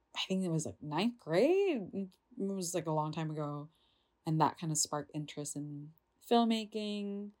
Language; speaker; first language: English; non-native, fluent; Indonesian